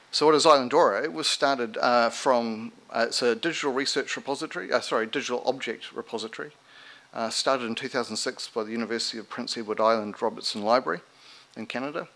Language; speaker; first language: English; native; English